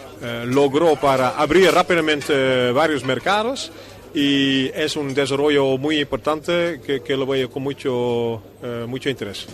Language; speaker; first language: Spanish; non-native, fluent; Dutch